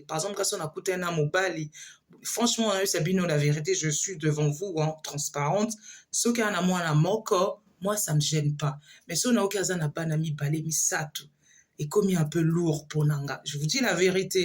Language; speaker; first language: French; non-native, local second language; Lingala